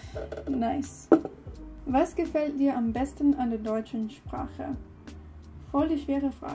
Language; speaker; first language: German; non-native, learner; English